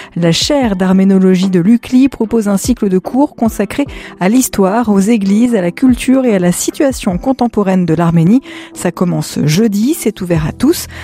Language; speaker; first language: French; native; French